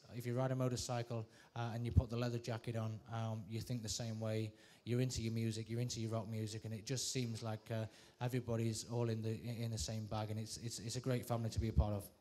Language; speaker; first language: English; native; English